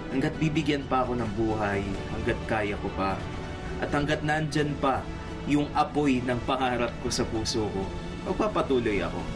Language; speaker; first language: Filipino; native; Filipino